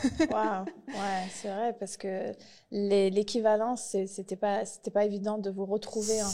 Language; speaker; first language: French; native; French